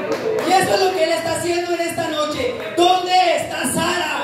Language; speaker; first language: Spanish; native; Spanish